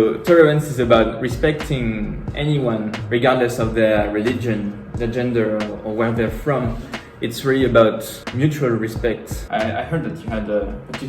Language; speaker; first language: English; non-native, fluent; French